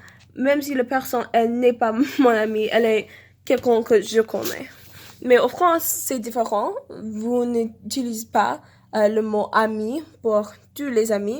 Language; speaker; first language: French; non-native, learner; English